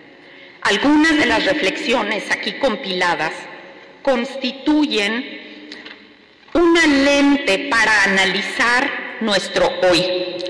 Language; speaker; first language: Spanish; native; Spanish